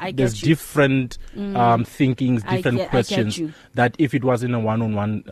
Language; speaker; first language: English; non-native, local second language; Northern Sotho